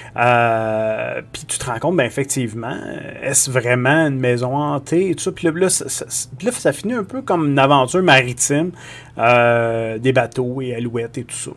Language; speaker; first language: French; native; French